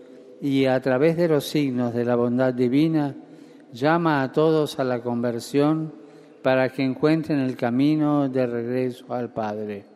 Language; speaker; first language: Spanish; native; Spanish